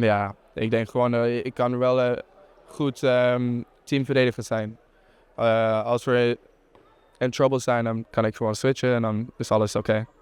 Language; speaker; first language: Dutch; non-native, fluent; English